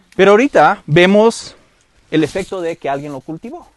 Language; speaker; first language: Spanish; early bilingual, heritage; Spanish